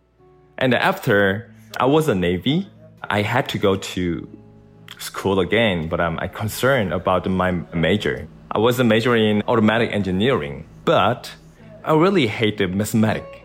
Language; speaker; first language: English; non-native, learner; Korean